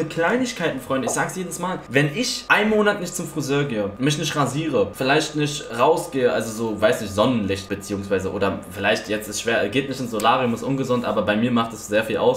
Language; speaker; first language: German; native; German